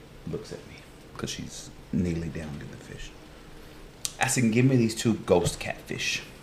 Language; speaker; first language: English; native; English